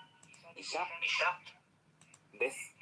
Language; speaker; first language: Japanese; non-native, learner; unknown